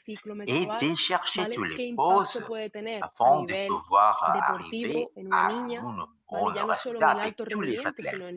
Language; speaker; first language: French; non-native, learner; Spanish